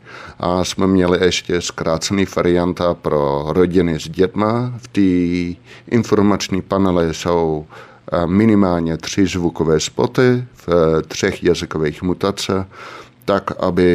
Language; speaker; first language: Czech; non-native, fluent; Dutch